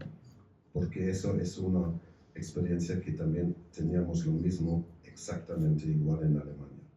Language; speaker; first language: Spanish; non-native, fluent; German